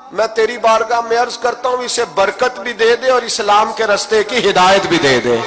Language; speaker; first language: Urdu; non-native, local second language; Punjabi